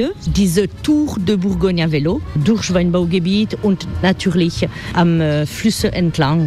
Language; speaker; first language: German; non-native, fluent; French